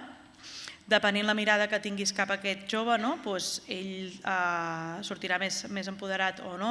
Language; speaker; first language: Catalan; native; Catalan